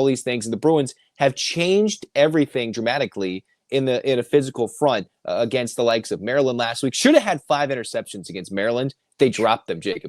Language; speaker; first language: English; native; English